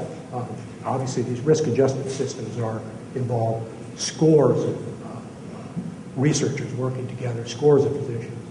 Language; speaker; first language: English; native; English